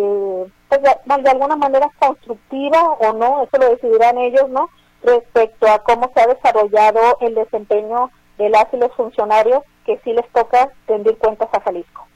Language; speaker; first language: Spanish; native; Spanish